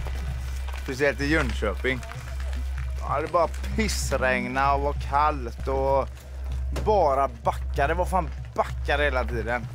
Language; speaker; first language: Swedish; native; Swedish